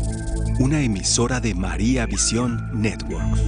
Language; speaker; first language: Spanish; native; Spanish